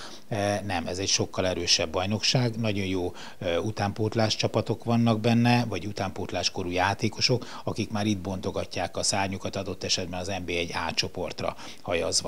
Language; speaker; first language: Hungarian; native; Hungarian